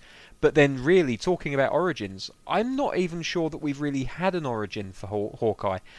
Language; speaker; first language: English; native; English